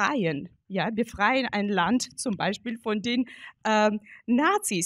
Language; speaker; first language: German; non-native, fluent; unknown